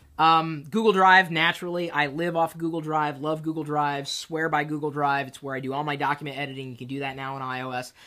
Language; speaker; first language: English; native; English